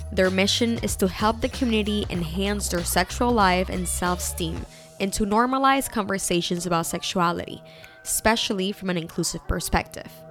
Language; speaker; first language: English; non-native, local second language; Spanish